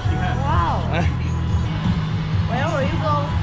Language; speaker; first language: English; non-native, fluent; German